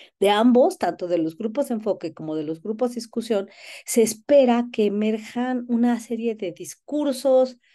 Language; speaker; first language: Spanish; native; Spanish